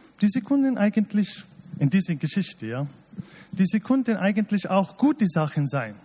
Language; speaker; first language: German; non-native, fluent; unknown